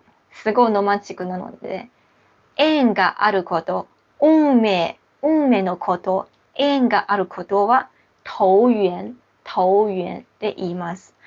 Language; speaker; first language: Japanese; non-native, local second language; Chinese